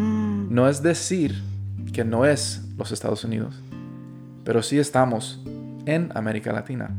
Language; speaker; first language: Spanish; early bilingual, heritage; Spanish